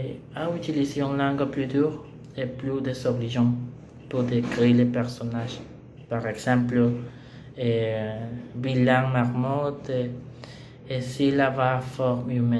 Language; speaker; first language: French; non-native, learner; Spanish